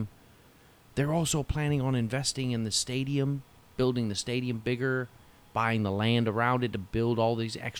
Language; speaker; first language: English; native; English